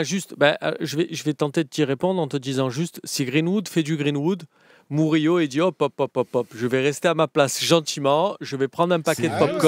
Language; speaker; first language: French; native; French